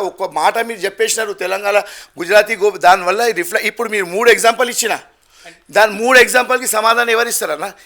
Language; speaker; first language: Telugu; non-native, local second language; Gujarati